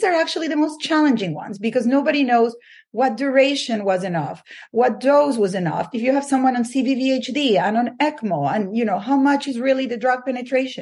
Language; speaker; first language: English; non-native, fluent; Spanish